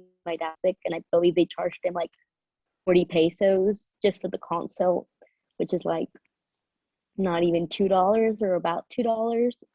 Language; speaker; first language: English; early bilingual, other home language; Spanish